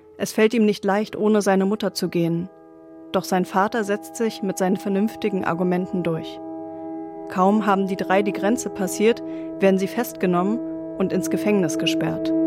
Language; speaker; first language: German; native; German